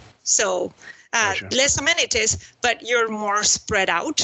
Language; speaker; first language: English; non-native, fluent; Spanish